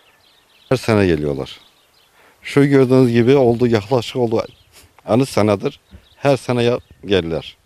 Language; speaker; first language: Turkish; non-native, local second language; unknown